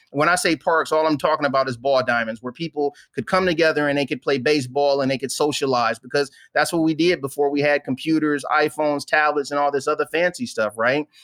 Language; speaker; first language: English; native; English